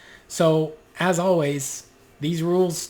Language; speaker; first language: English; native; English